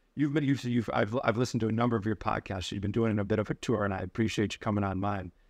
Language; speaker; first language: English; native; English